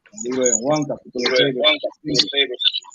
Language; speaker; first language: Spanish; non-native, learner; English